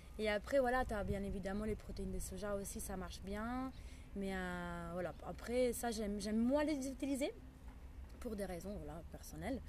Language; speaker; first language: French; non-native, fluent; Italian